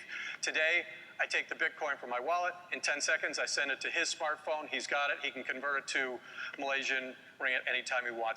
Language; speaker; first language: English; native; English